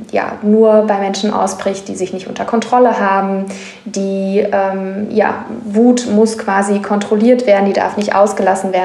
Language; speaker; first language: German; native; German